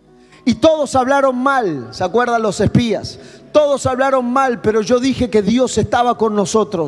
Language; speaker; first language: Spanish; native; Spanish